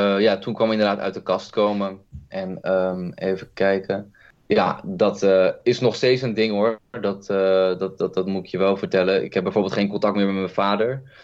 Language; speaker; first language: Dutch; early bilingual, other home language; Kurdish